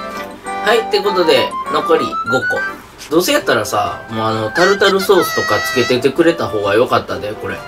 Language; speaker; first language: Japanese; native; Japanese